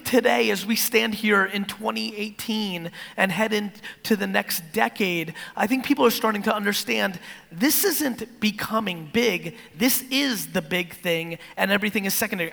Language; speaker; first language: English; native; English